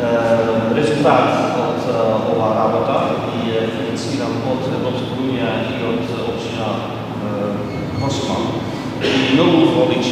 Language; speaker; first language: Macedonian; non-native, learner; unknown